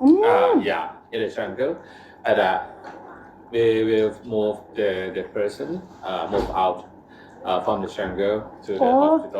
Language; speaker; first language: English; non-native, learner; Thai